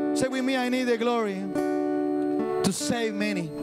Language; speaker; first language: English; non-native, fluent; Spanish